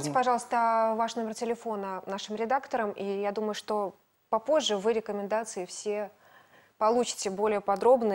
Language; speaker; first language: Russian; native; Russian